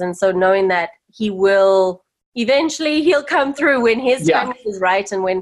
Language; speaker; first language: English; native; English